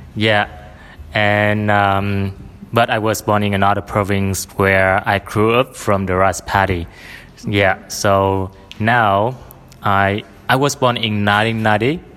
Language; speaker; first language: English; non-native, fluent; Vietnamese